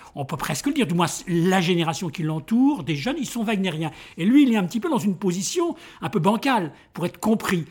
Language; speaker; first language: French; native; French